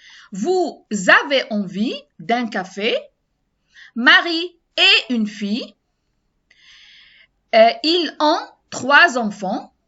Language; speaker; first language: French; non-native, learner; Arabic